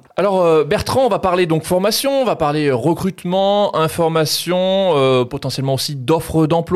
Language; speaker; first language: French; native; French